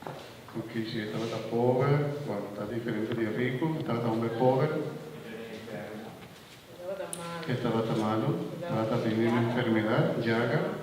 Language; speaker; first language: Spanish; non-native, learner; Papiamento